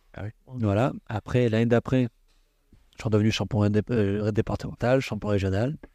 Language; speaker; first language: French; native; French